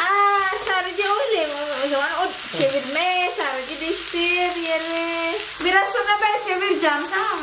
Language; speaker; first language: Turkish; non-native, learner; Indonesian